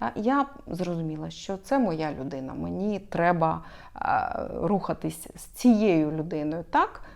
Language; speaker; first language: Ukrainian; non-native, local second language; Russian